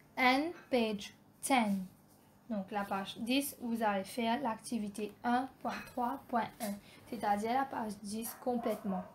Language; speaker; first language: French; non-native, local second language; Morisyen